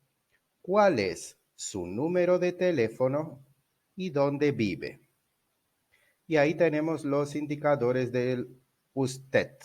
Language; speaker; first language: Spanish; non-native, fluent; Portuguese